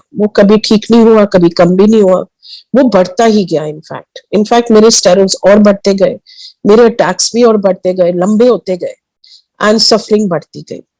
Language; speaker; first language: Hindi; early bilingual, heritage; Hindi